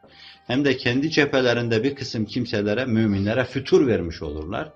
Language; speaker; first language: Turkish; native; Turkish